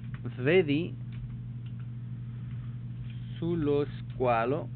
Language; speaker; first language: Italian; non-native, learner; Spanish